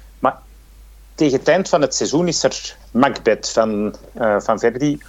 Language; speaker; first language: Dutch; native; Dutch